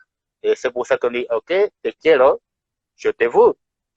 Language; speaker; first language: French; non-native, fluent; Spanish